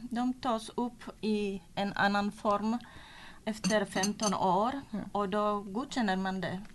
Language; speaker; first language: Swedish; non-native, fluent; Czech